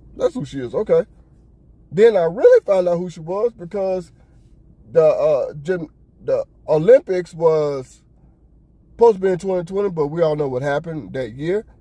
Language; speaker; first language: English; native; English